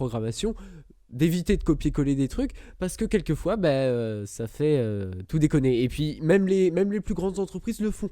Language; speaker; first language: French; native; French